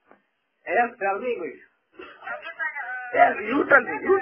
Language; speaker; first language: English; non-native, learner; Malayalam